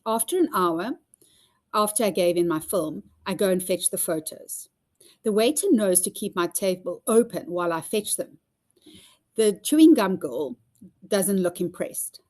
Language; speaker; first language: English; non-native, local second language; Afrikaans